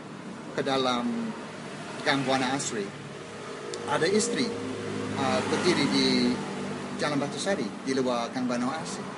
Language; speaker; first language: Indonesian; non-native, learner; English